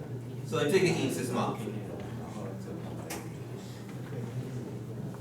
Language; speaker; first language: Chinese; non-native, fluent; English